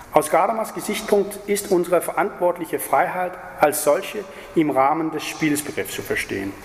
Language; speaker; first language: German; non-native, fluent; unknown